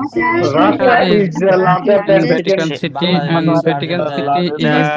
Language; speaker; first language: English; non-native, learner; Bangla